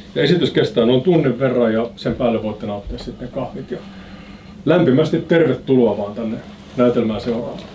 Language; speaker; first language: Finnish; native; Finnish